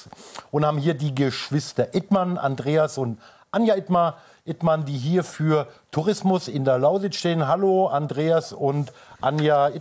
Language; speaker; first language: German; native; German